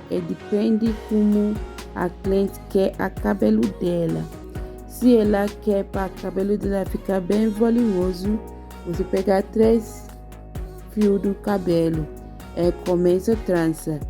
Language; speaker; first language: Portuguese; non-native, learner; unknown